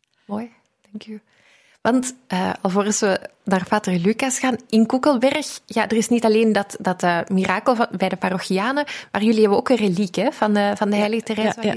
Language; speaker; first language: Dutch; native; Dutch